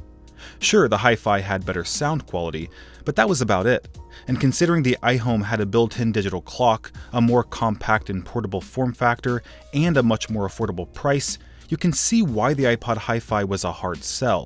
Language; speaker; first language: English; native; English